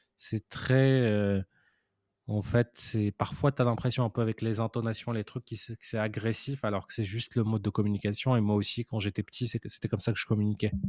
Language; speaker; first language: French; non-native, local second language; Arabic